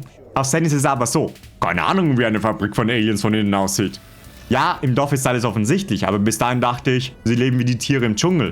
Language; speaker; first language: German; native; German